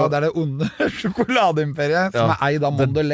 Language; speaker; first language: Norwegian; native; Norwegian